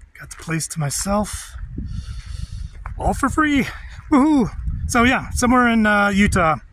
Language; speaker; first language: English; native; English